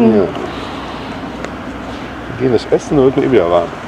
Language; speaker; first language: German; native; German